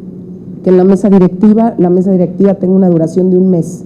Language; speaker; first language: Spanish; native; Spanish